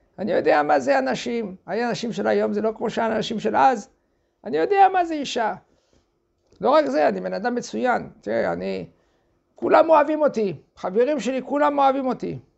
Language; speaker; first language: Hebrew; non-native, fluent; French